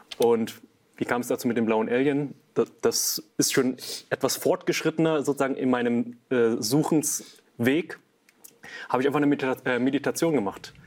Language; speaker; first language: German; early bilingual, other home language; Vietnamese